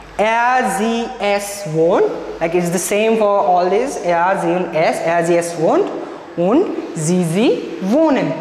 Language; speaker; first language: German; non-native, learner; Marathi